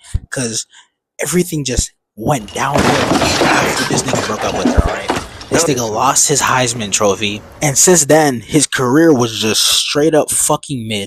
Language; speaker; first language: English; native; English